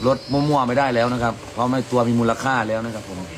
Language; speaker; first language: Thai; native; Thai